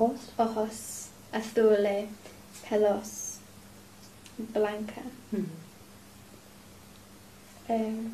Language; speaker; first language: Spanish; non-native, learner; English